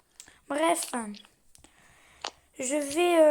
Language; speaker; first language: French; native; French